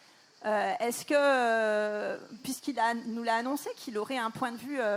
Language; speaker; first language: French; native; French